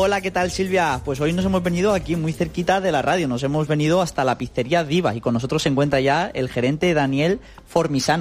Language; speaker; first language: Spanish; native; Spanish